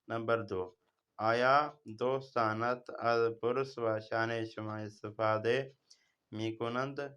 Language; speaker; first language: Persian; non-native, fluent; Urdu